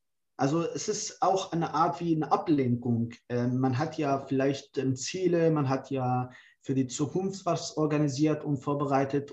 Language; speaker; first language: German; non-native, fluent; Kurdish